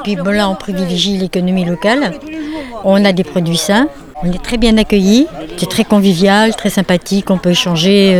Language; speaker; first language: French; native; French